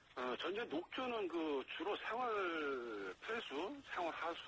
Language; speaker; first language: Korean; native; Korean